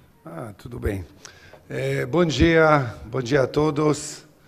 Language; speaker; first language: Portuguese; non-native, learner; Hebrew